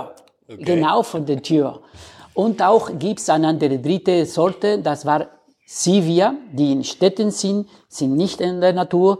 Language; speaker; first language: German; non-native, fluent; Spanish